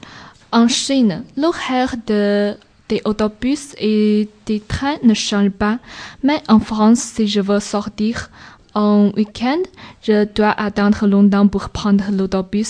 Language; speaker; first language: French; non-native, learner; Chinese